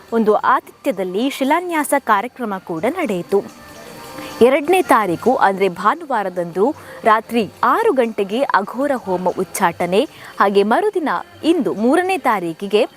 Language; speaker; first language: Kannada; non-native, local second language; Tulu